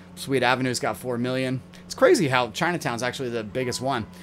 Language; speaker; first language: English; native; English